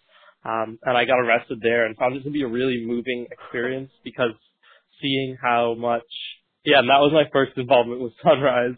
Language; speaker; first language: English; native; English